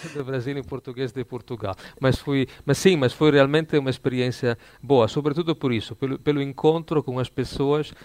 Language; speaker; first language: Portuguese; non-native, fluent; Italian